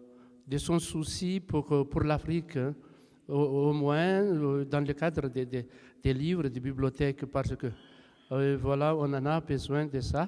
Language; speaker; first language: French; non-native, local second language; Malagasy